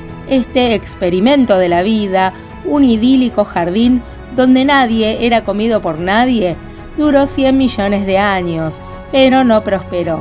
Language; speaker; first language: Spanish; native; Spanish